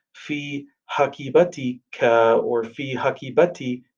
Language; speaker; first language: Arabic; non-native, fluent; English